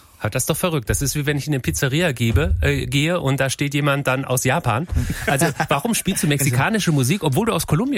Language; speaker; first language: German; native; German